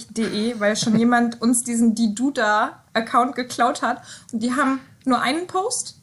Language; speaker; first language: German; native; German